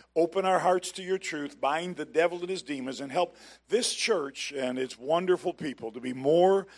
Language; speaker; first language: English; native; English